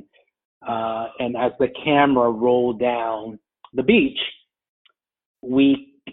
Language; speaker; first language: English; native; English